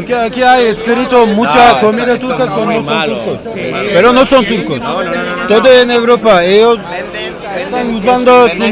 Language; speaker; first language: Spanish; non-native, learner; Turkish